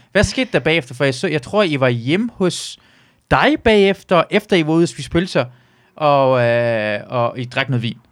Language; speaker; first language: Danish; early bilingual, other home language; Persian